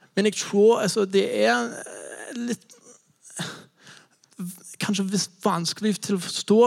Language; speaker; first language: Norwegian; non-native, fluent; English